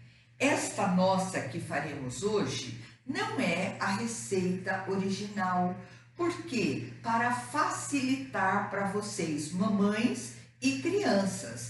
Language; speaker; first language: Portuguese; native; Portuguese